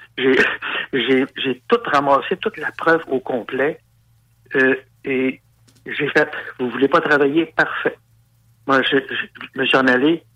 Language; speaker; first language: French; native; French